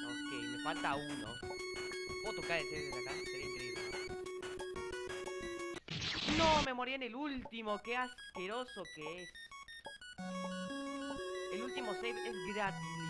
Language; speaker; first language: Spanish; native; Spanish